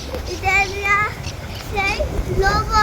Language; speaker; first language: Spanish; early bilingual, other home language; Armenian